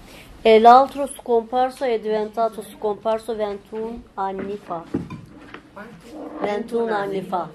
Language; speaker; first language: Italian; non-native, fluent; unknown